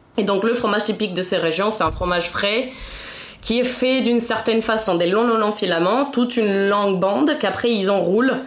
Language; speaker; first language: French; non-native, fluent; Spanish